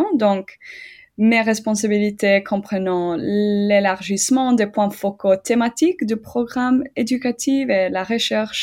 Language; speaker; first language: French; non-native, learner; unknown